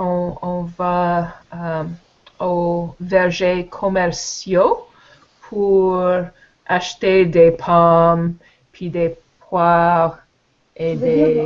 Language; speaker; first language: French; non-native, learner; English